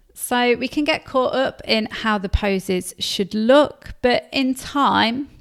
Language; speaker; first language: English; native; English